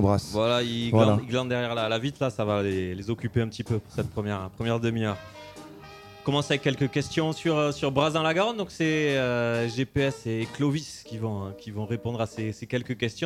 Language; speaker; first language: French; native; French